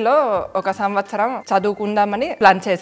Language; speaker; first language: Telugu; non-native, fluent; Finnish